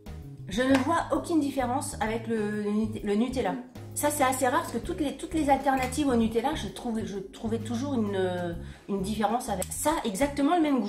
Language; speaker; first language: French; native; French